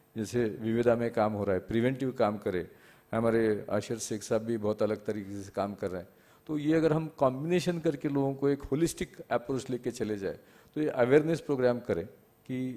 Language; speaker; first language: Hindi; non-native, local second language; Marathi